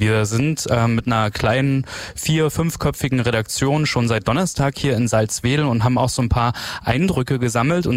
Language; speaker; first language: German; native; German